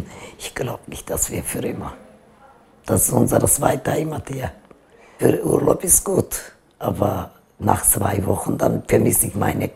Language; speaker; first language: German; non-native, learner; Turkish